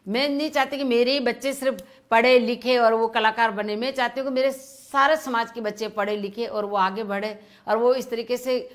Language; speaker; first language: Hindi; native; Hindi